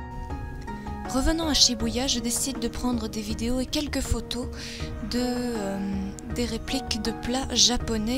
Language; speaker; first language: French; native; French